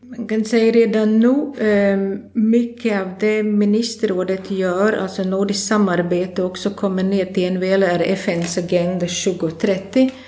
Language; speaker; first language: Swedish; non-native, fluent; Latvian